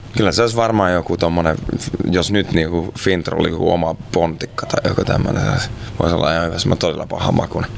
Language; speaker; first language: Finnish; non-native, local second language; Swedish